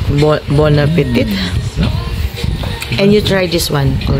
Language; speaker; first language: English; non-native, local second language; Filipino